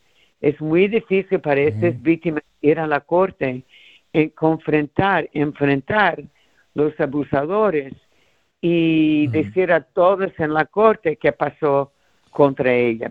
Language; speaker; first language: Spanish; early bilingual, heritage; Spanish